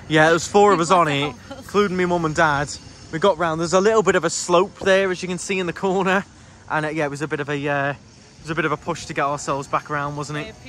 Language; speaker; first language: English; native; English